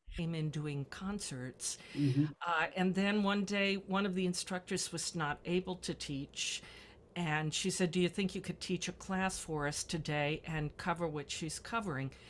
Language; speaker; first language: English; native; English